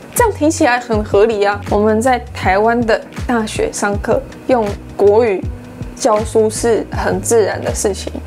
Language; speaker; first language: Chinese; non-native, fluent; English